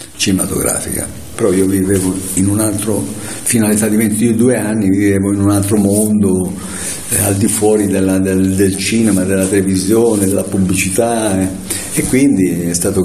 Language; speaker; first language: Italian; native; Italian